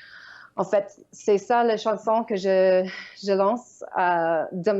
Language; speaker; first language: French; non-native, learner; Ukrainian